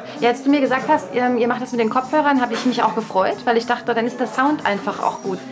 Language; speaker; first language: German; native; German